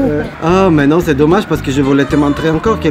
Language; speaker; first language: French; non-native, fluent; Russian